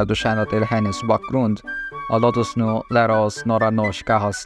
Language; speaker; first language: Swedish; non-native, fluent; Filipino